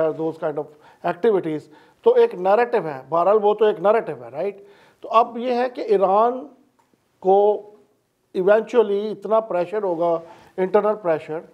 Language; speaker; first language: Urdu; native; Urdu